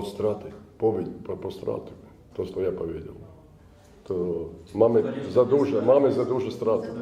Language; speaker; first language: Polish; non-native, learner; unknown